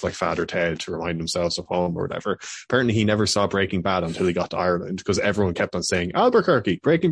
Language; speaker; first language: English; native; English